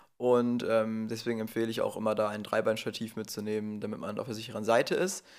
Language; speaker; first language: German; native; German